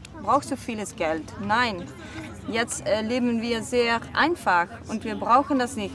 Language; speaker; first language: German; non-native, learner; Dutch